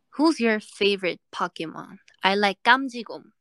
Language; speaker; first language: English; non-native, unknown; Korean